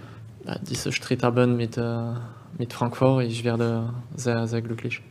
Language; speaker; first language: German; non-native, learner; French